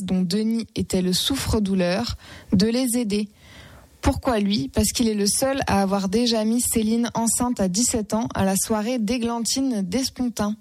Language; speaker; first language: French; native; French